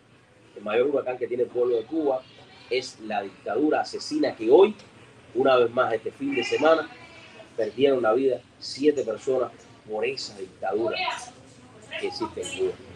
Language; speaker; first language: Spanish; native; Spanish